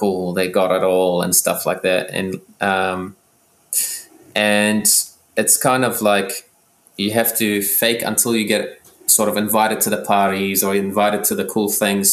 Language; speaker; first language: English; early bilingual, other home language; Arabic